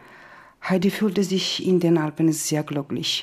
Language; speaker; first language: German; non-native, learner; Georgian